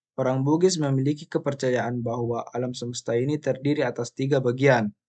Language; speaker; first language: Indonesian; non-native, local second language; Buginese